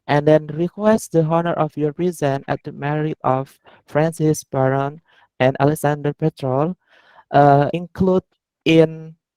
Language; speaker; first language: English; non-native, learner; Indonesian